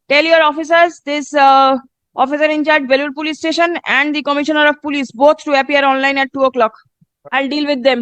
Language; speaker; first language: English; non-native, local second language; Bangla